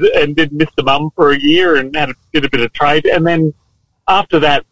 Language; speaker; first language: English; native; English